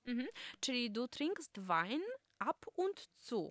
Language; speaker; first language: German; non-native, fluent; Polish